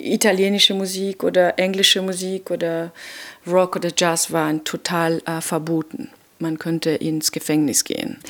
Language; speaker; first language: German; non-native, fluent; Albanian